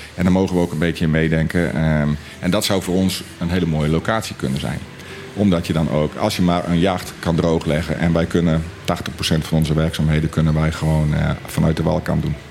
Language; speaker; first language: Dutch; native; Dutch